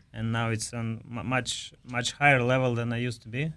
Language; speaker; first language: English; non-native, learner; Ukrainian